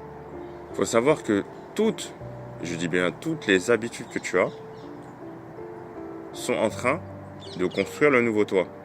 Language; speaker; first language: French; native; French